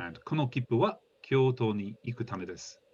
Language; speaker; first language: Japanese; non-native, fluent; English